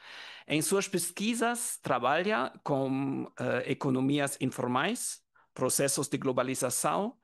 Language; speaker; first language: Portuguese; non-native, learner; German